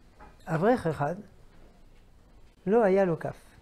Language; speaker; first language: Hebrew; non-native, fluent; French